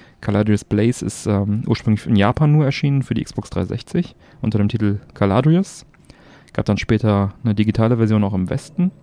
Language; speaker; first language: German; native; German